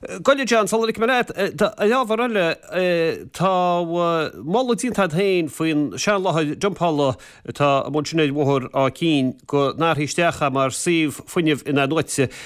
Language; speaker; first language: Irish; native; Irish